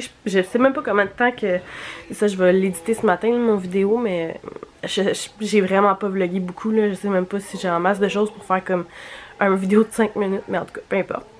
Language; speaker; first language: French; native; French